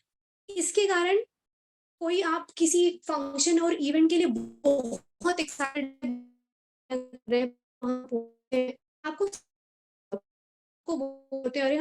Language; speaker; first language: Hindi; native; Hindi